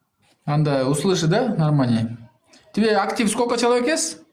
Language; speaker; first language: Russian; non-native, learner; Kyrgyz